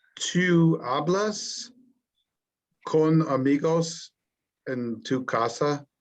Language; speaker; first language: Spanish; non-native, learner; English